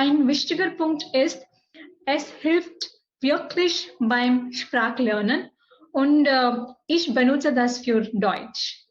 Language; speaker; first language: German; non-native, learner; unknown